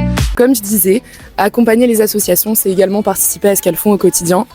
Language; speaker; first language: French; native; French